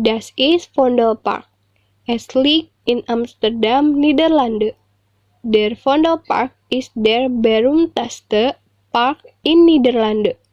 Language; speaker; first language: German; non-native, learner; Indonesian